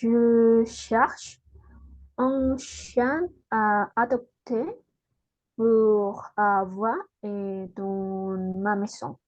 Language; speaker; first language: French; non-native, learner; Spanish